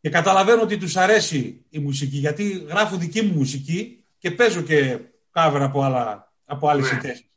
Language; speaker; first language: Greek; native; Greek